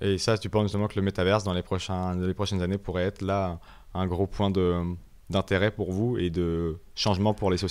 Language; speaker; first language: French; native; French